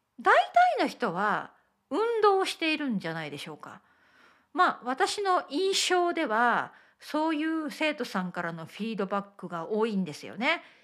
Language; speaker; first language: Japanese; native; Japanese